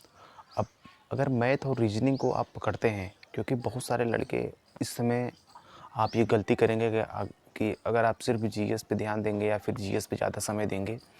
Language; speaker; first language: Hindi; native; Hindi